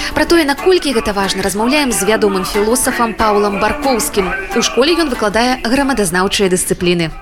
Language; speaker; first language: Belarusian; native; Belarusian